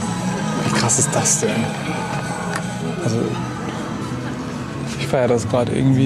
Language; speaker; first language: German; native; German